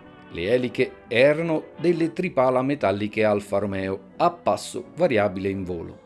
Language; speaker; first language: Italian; native; Italian